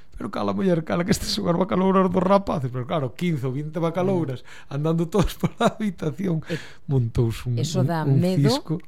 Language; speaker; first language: Galician; native; Galician